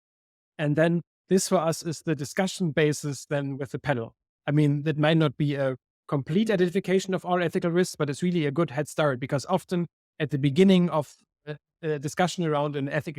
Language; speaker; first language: English; non-native, fluent; German